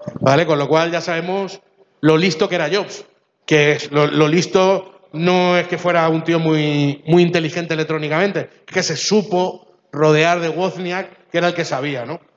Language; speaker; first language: Spanish; early bilingual, other home language; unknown